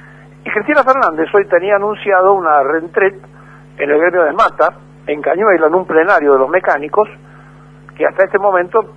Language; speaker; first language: Spanish; native; Spanish